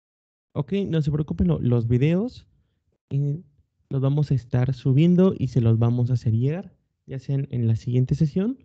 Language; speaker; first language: Spanish; native; Spanish